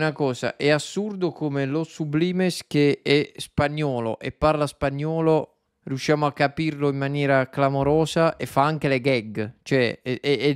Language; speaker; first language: Italian; native; Italian